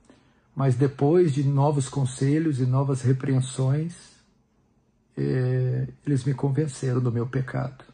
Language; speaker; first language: Portuguese; native; Portuguese